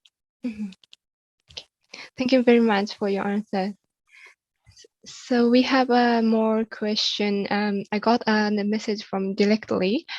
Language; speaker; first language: English; non-native, fluent; Japanese